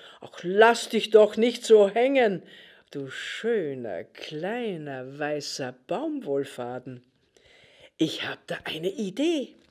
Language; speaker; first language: German; native; German